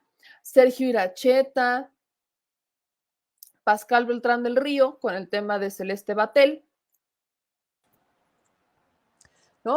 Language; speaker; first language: Spanish; native; Spanish